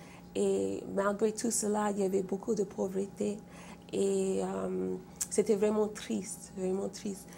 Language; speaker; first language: French; non-native, fluent; English